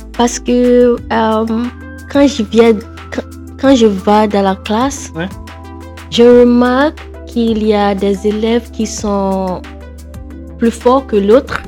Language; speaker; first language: French; non-native, fluent; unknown